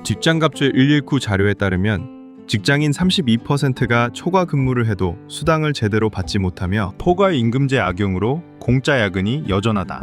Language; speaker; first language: Korean; native; Korean